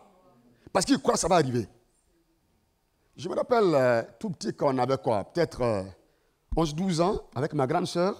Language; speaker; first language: French; non-native, local second language; Mossi